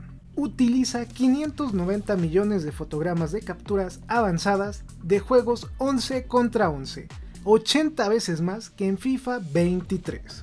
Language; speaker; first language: Spanish; native; Spanish